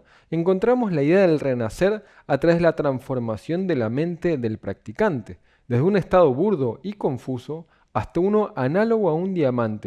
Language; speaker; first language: Spanish; native; Spanish